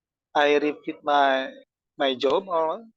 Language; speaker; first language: English; non-native, learner; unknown